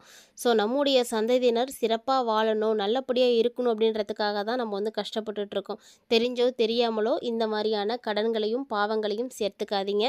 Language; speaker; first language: Tamil; native; Tamil